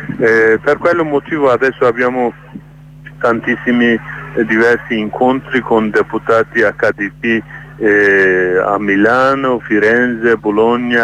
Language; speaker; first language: Italian; non-native, learner; Kurdish